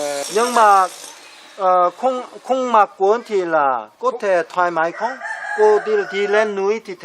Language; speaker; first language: Vietnamese; non-native, fluent; Korean